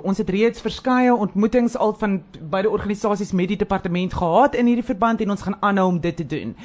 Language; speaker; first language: Afrikaans; native; Afrikaans